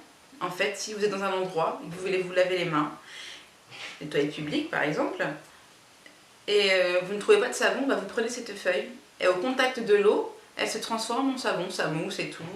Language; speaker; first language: French; native; French